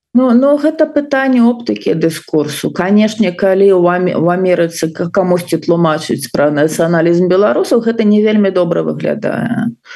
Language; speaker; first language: Belarusian; non-native, local second language; Russian